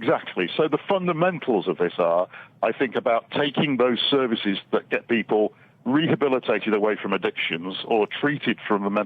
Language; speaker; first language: English; native; English